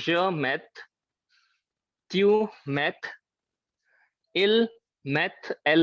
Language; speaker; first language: French; non-native, learner; Hindi